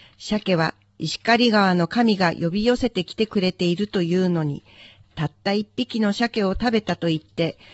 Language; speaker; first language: Japanese; native; Japanese